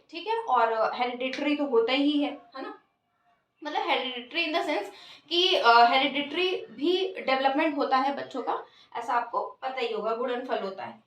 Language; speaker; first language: Hindi; native; Hindi